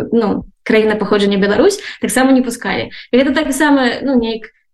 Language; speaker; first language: Belarusian; native; Belarusian